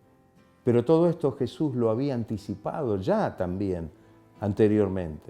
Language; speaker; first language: Spanish; native; Spanish